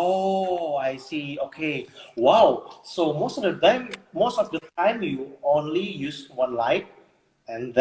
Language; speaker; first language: English; non-native, fluent; Indonesian